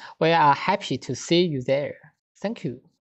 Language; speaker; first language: English; non-native, fluent; Chinese